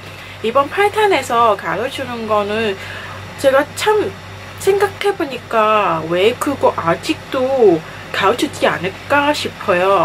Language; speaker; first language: Korean; non-native, fluent; Cantonese